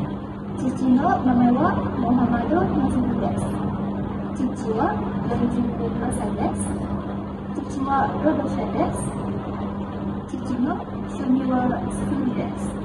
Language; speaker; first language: Japanese; non-native, learner; Malay